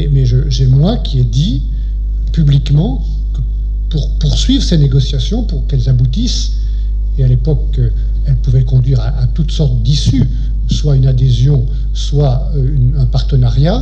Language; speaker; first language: French; native; French